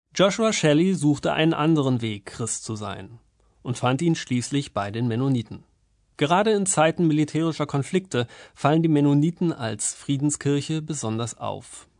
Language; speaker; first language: German; native; German